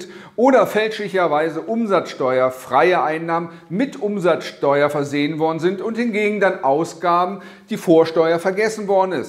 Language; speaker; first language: German; native; German